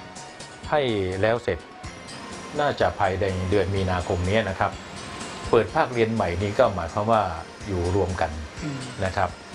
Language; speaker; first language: Thai; native; Thai